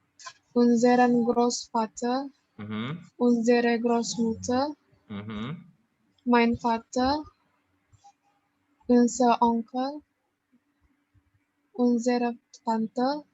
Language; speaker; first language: German; non-native, learner; Indonesian